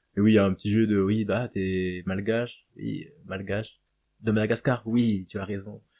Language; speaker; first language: French; native; French